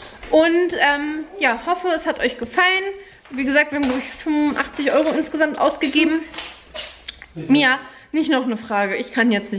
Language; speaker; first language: German; native; German